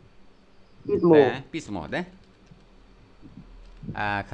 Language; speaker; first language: Russian; non-native, fluent; Vietnamese